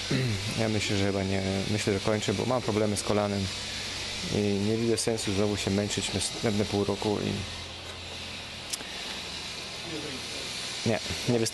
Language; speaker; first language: Polish; early bilingual, heritage; Polish